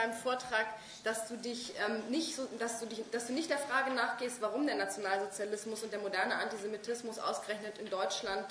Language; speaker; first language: German; native; German